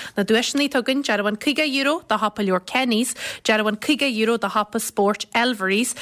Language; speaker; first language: Irish; native; Irish